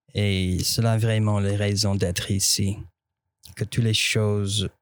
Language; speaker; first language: French; non-native, fluent; English